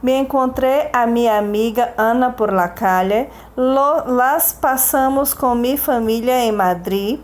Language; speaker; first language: Spanish; non-native, fluent; Portuguese